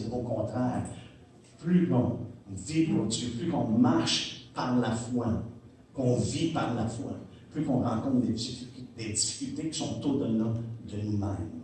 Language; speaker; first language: French; native; French